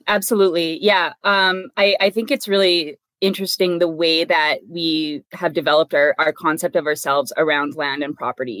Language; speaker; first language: English; native; English